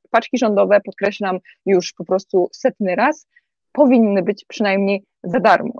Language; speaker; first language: Polish; native; Polish